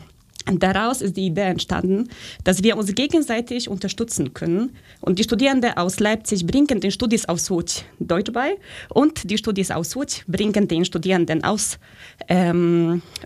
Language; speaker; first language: German; non-native, fluent; Polish